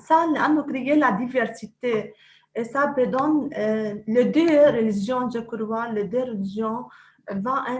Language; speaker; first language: French; non-native, local second language; Arabic